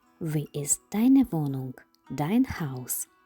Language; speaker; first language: German; non-native, fluent; Ukrainian